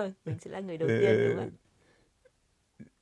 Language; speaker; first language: Vietnamese; native; Vietnamese